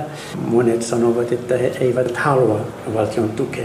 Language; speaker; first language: Finnish; non-native, fluent; Arabic